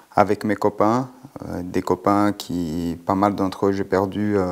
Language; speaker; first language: French; non-native, fluent; Portuguese